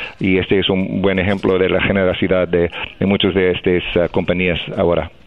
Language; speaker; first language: Spanish; non-native, fluent; English